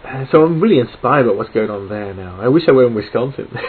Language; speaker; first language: English; non-native, fluent; Italian